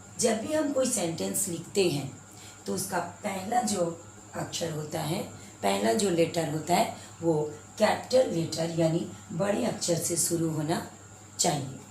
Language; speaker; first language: Hindi; native; Hindi